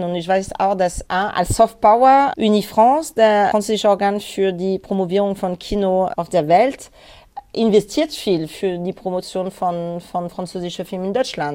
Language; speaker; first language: German; non-native, learner; French